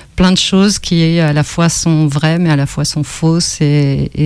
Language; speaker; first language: French; non-native, fluent; Spanish